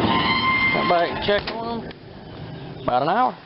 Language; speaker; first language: English; native; English